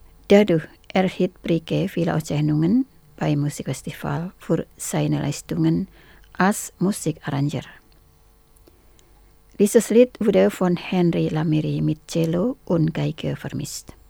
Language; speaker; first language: German; non-native, fluent; Indonesian